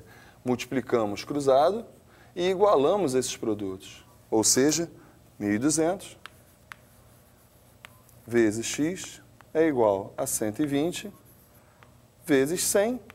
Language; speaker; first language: Portuguese; native; Portuguese